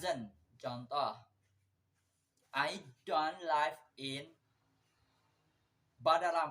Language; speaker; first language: English; non-native, learner; Indonesian